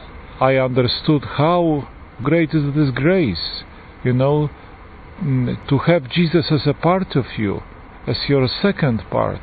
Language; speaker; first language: English; non-native, fluent; Polish